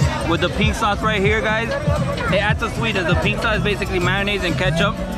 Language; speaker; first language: English; early bilingual, other home language; Spanish